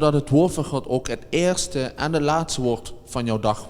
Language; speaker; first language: Dutch; native; Dutch